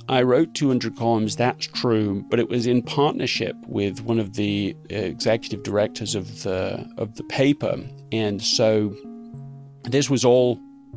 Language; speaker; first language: English; native; English